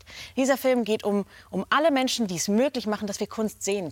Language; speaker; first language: German; native; German